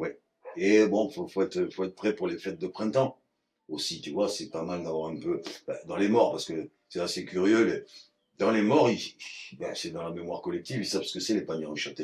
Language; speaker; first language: French; native; French